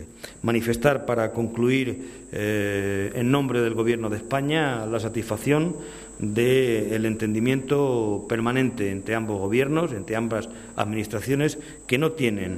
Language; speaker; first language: Spanish; native; Spanish